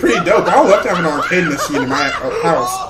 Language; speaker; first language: English; native; English